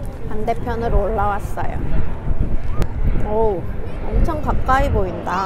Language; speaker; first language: Korean; native; Korean